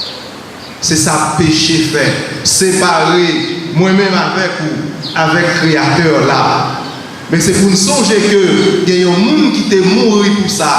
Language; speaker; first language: French; non-native, learner; Haitian Creole